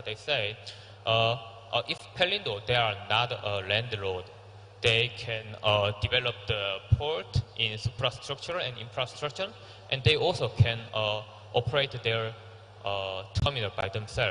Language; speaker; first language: English; non-native, learner; Korean